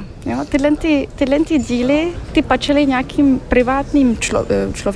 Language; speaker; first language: Czech; early bilingual, heritage; Czech